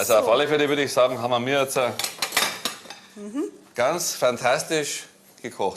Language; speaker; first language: German; native; German